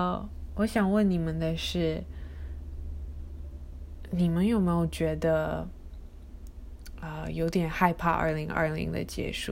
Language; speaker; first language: Chinese; early bilingual, heritage; Chinese